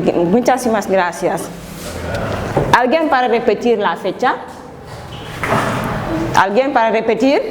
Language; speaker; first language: Spanish; non-native, fluent; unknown